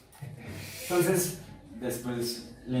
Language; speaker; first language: Spanish; native; Spanish